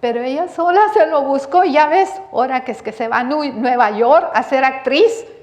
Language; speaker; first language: Spanish; early bilingual, heritage; Spanish